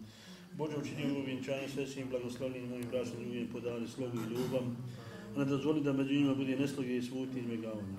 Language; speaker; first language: Bosnian; native; Bosnian